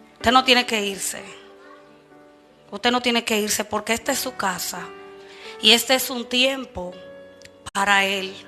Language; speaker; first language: Spanish; native; Spanish